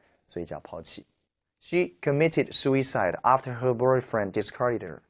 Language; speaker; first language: English; non-native, fluent; Chinese